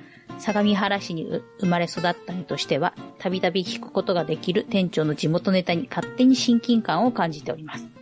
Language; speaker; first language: Japanese; native; Japanese